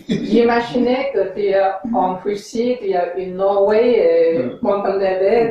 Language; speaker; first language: French; non-native, learner; English